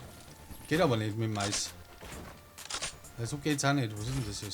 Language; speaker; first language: German; native; German